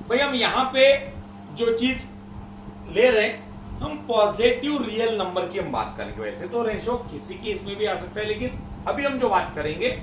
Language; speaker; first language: Hindi; non-native, local second language; Marathi